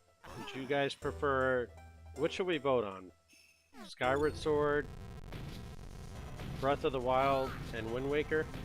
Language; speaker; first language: English; native; English